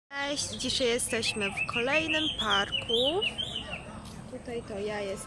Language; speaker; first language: Polish; non-native, fluent; Chinese